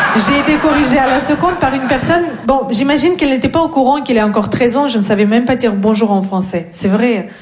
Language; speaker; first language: French; non-native, fluent; Russian